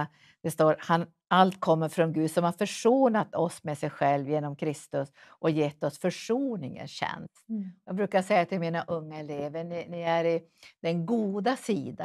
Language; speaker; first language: Swedish; native; Swedish